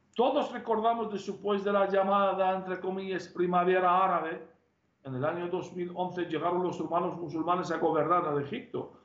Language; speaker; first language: Spanish; non-native, fluent; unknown